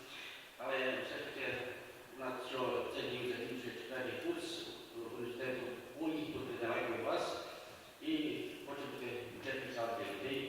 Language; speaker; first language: Ukrainian; early bilingual, heritage; Ukrainian